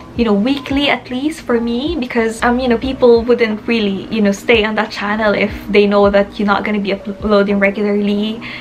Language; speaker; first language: English; non-native, local second language; Filipino